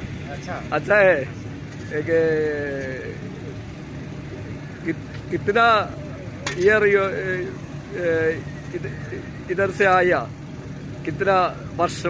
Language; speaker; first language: Hindi; non-native, learner; Malayalam